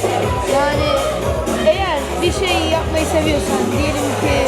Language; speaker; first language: Turkish; early bilingual, heritage; Turkish